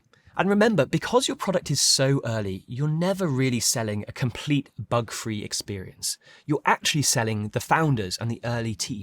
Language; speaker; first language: English; native; English